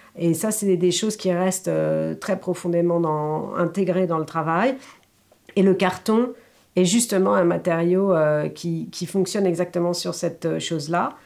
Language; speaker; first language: French; native; French